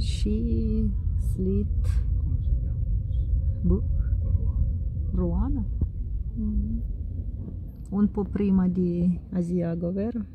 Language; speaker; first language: Italian; non-native, learner; Russian